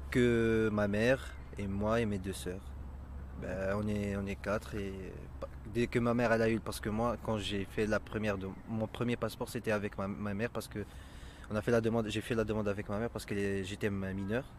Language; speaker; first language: French; non-native, local second language; Arabic